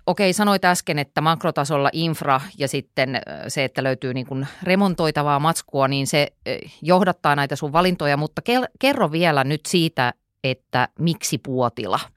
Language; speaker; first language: Finnish; native; Finnish